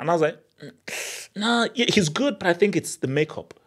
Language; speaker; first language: English; native; English